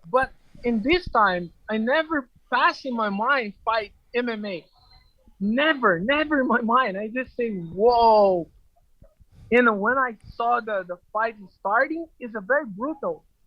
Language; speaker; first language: English; non-native, learner; Portuguese